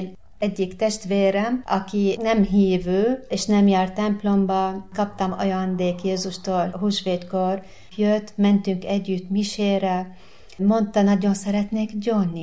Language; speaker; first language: Hungarian; non-native, learner; Arabic